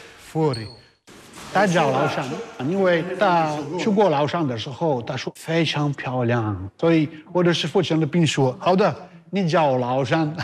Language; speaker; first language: Chinese; non-native, learner; Italian